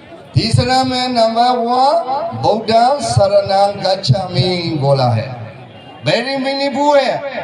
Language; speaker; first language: Hindi; non-native, learner; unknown